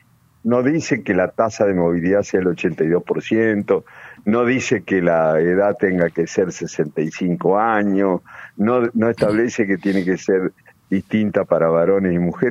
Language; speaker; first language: Spanish; native; Spanish